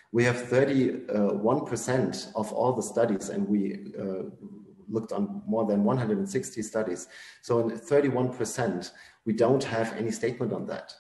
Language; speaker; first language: English; non-native, fluent; German